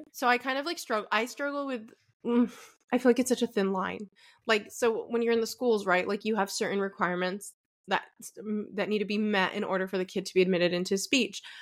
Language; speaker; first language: English; early bilingual, other home language; Arabic